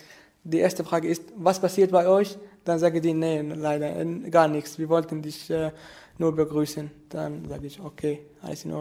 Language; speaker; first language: German; non-native, fluent; Arabic